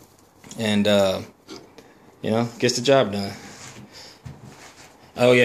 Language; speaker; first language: English; native; English